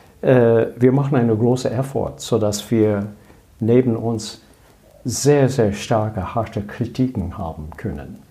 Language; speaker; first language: German; non-native, learner; English